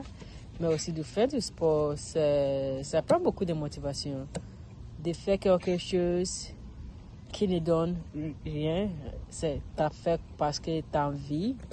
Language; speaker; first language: French; non-native, learner; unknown